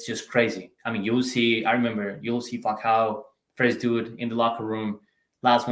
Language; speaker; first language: English; non-native, fluent; Spanish